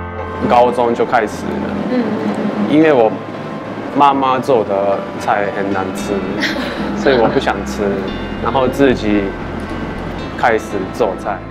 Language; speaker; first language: Chinese; non-native, fluent; Japanese